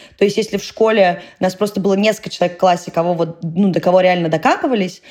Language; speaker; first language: Russian; native; Russian